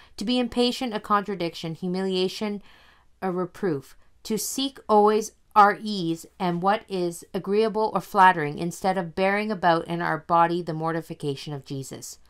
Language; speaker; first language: English; native; English